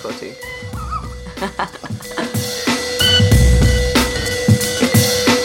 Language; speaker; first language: English; native; English